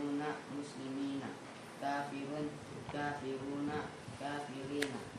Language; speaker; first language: Arabic; non-native, learner; Indonesian